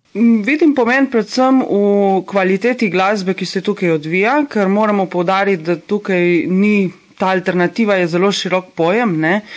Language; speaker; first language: Slovenian; native; Slovenian